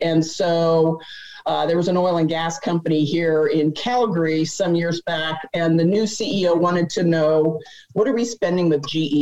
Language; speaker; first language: English; native; English